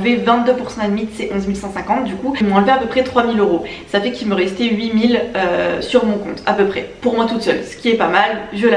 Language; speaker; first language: French; native; French